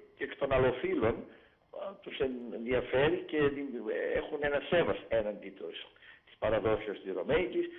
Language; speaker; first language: Greek; native; Greek